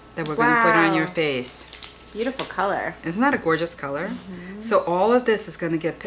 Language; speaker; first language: English; non-native, fluent; Russian